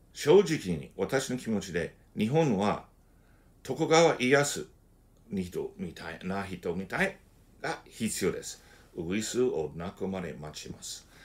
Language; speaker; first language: Japanese; non-native, fluent; English